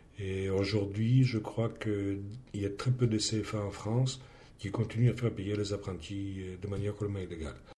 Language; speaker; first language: French; non-native, fluent; Greek